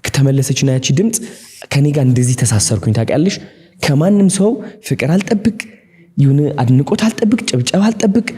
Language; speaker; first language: Amharic; non-native, local second language; Tigrinya